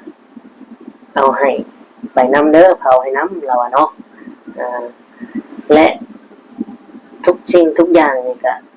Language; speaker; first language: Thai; non-native, local second language; Lao